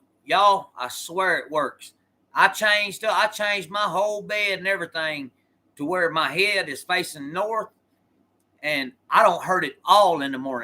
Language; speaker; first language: English; native; English